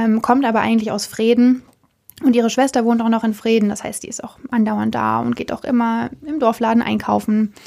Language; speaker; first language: German; native; German